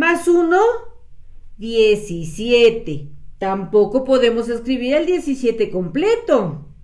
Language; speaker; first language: Spanish; native; Spanish